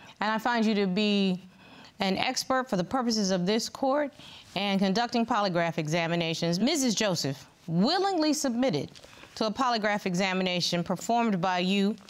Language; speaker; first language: English; native; English